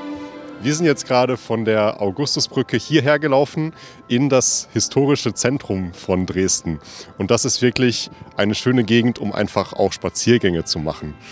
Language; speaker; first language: German; native; German